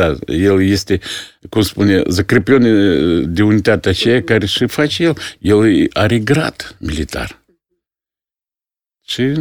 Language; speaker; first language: Romanian; non-native, local second language; Russian